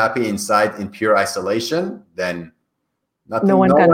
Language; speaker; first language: English; non-native, fluent; Persian